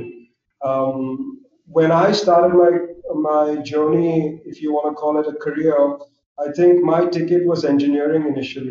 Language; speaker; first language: English; non-native, local second language; Gujarati